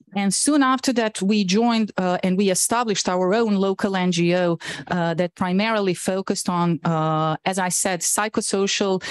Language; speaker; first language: English; non-native, fluent; Bosnian